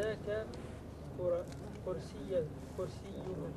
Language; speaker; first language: Arabic; non-native, learner; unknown